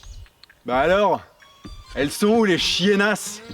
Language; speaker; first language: French; native; French